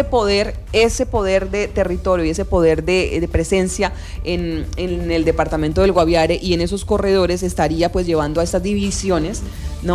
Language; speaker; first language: Spanish; native; Spanish